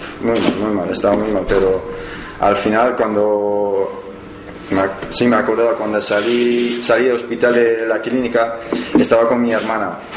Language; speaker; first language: Spanish; non-native, learner; Persian